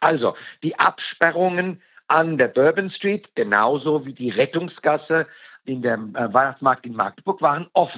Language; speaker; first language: German; native; German